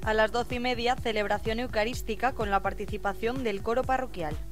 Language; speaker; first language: Spanish; native; Spanish